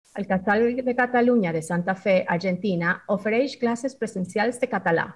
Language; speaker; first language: Catalan; non-native, fluent; Spanish